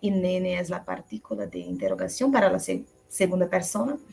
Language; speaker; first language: Spanish; non-native, fluent; Portuguese